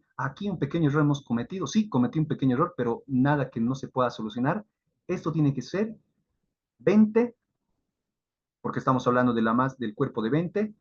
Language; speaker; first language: Spanish; native; Spanish